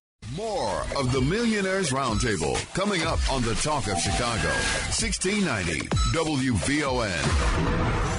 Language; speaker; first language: English; native; English